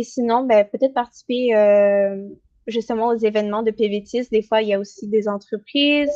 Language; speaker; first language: French; native; French